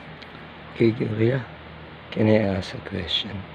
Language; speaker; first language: English; non-native, learner; Filipino